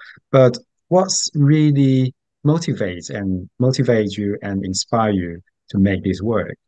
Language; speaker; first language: English; non-native, fluent; Chinese